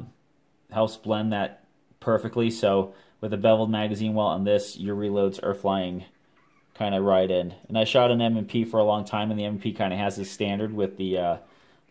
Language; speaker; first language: English; native; English